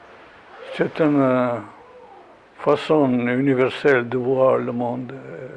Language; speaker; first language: French; non-native, fluent; Albanian